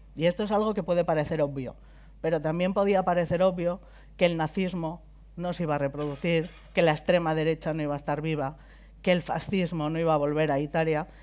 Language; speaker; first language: Spanish; native; Spanish